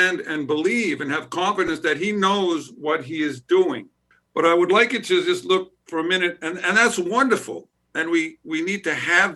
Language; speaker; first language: English; native; English